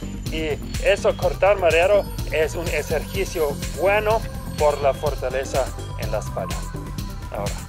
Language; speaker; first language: Spanish; non-native, learner; German